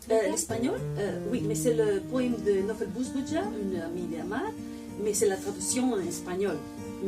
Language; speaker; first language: French; non-native, learner; Croatian